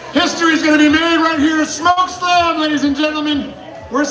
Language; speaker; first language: English; native; English